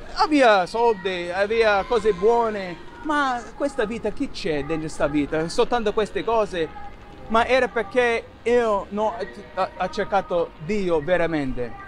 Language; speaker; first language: Italian; non-native, fluent; English